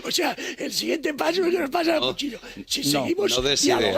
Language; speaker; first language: Spanish; native; Spanish